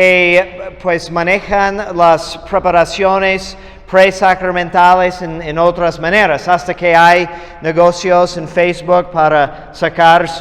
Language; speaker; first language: Spanish; non-native, fluent; English